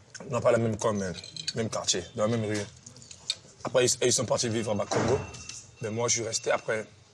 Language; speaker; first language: French; non-native, local second language; Lingala